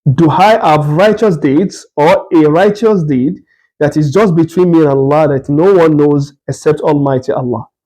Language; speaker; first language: English; non-native, local second language; Yoruba